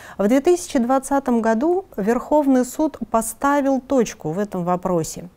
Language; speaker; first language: Russian; native; Russian